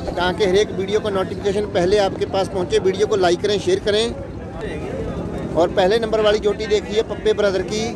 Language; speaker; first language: Hindi; non-native, local second language; Punjabi